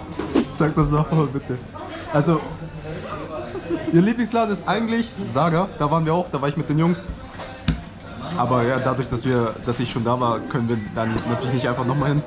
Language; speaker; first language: German; native; German